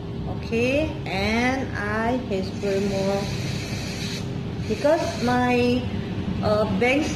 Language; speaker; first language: English; non-native, learner; Indonesian